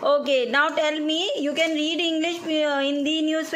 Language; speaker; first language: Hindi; native; Hindi